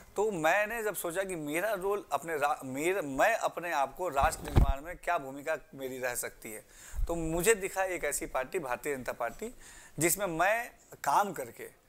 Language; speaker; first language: Hindi; native; Hindi